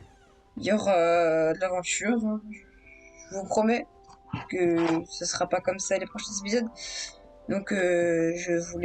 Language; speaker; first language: French; native; French